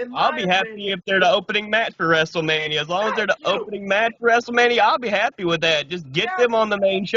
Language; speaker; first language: English; native; English